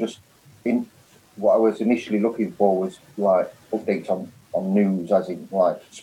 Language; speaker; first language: English; native; English